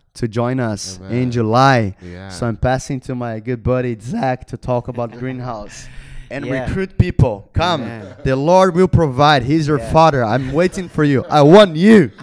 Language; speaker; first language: English; non-native, fluent; Portuguese